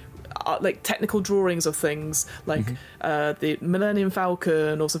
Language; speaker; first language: English; native; English